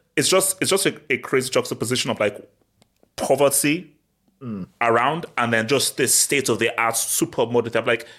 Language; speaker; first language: English; early bilingual, other home language; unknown